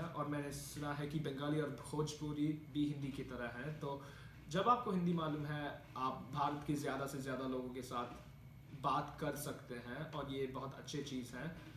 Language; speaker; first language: Hindi; non-native, learner; Malayalam